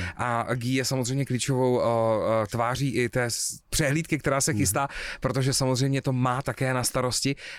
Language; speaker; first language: Czech; native; Czech